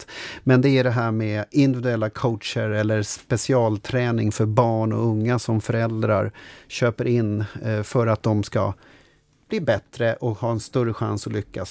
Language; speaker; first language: Swedish; native; Swedish